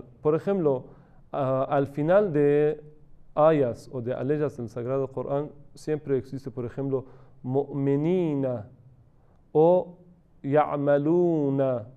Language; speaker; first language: Spanish; non-native, fluent; Persian